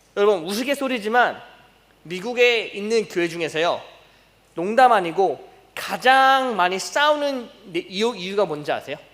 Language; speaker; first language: Korean; early bilingual, heritage; Korean